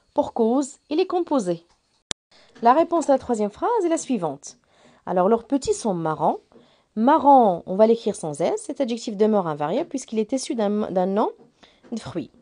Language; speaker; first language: French; non-native, local second language; Arabic